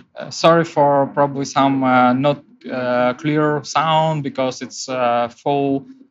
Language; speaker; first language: English; non-native, learner; Russian